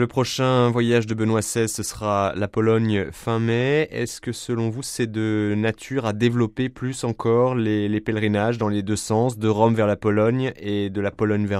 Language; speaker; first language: French; native; French